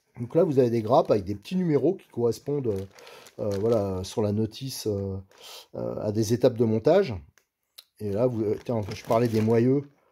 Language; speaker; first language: French; native; French